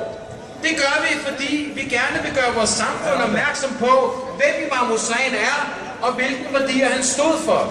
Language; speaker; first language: Danish; early bilingual, other home language; Arabic